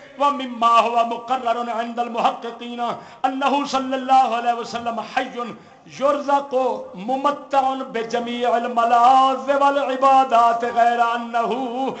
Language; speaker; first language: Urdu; non-native, local second language; Punjabi